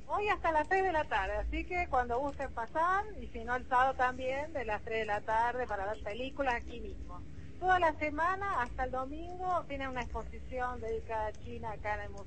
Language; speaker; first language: Spanish; native; Spanish